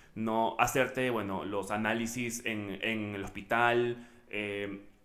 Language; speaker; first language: Spanish; native; Spanish